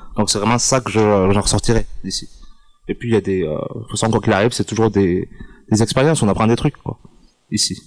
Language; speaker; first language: French; native; French